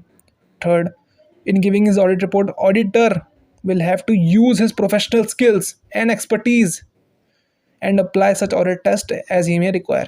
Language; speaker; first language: English; non-native, local second language; Hindi